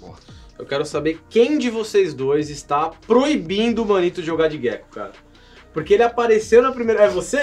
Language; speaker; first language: Portuguese; native; Portuguese